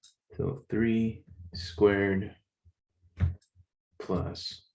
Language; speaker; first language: English; native; English